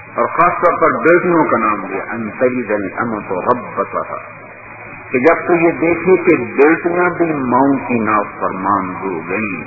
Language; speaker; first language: Urdu; non-native, local second language; Punjabi